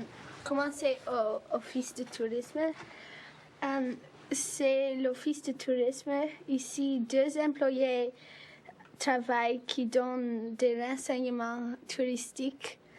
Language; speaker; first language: French; non-native, learner; English